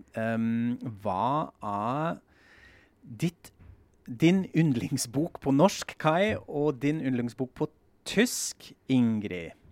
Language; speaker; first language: Norwegian; non-native, fluent; German